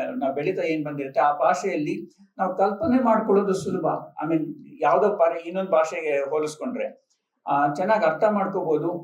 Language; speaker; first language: Kannada; non-native, local second language; Telugu